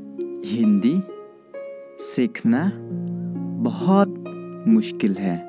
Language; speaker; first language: Hindi; non-native, local second language; Khasi